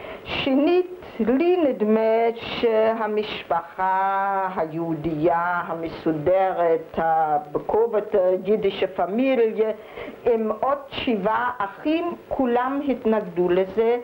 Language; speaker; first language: Hebrew; early bilingual, other home language; German